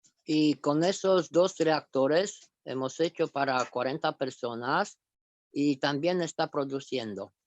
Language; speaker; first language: Spanish; non-native, fluent; Romanian